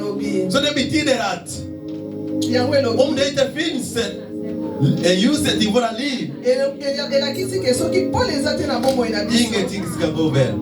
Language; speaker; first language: Swedish; non-native, fluent; Lingala